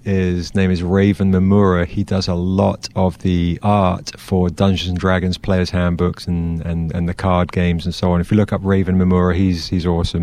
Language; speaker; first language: English; native; English